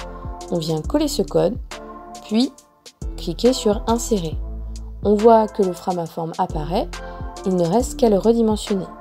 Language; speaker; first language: French; native; French